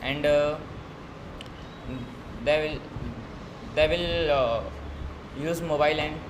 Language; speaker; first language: English; non-native, learner; Hindi